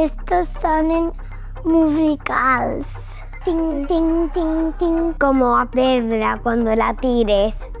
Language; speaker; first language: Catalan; non-native, local second language; Spanish